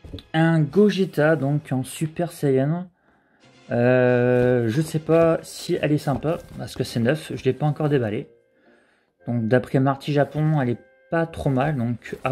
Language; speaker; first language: French; native; French